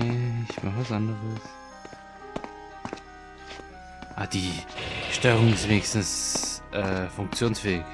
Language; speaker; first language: German; native; German